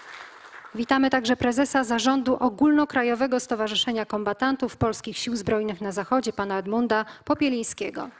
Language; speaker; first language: Polish; native; Polish